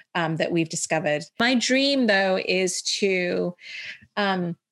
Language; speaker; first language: English; early bilingual, heritage; Arabic